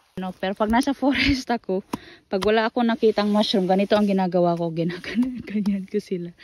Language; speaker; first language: Filipino; non-native, local second language; Cebuano